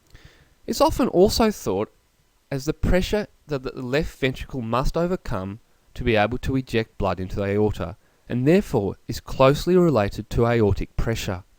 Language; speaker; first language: English; native; English